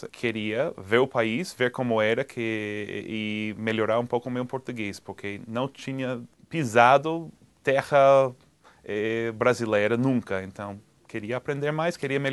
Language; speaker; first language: Portuguese; non-native, fluent; English